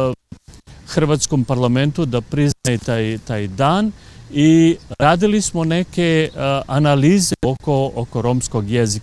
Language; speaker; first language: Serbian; non-native, local second language; Romany